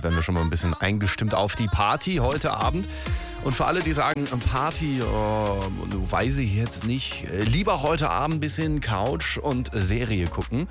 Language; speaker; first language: German; native; German